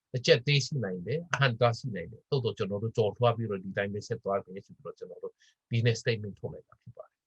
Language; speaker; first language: Burmese; non-native, local second language; Hakha Chin